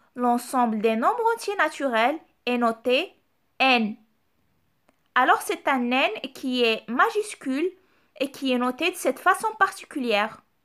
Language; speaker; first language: French; non-native, local second language; Arabic